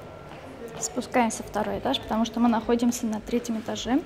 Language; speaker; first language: Russian; non-native, fluent; Armenian